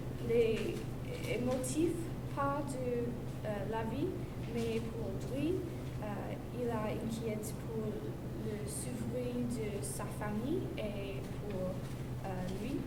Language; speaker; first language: French; non-native, learner; English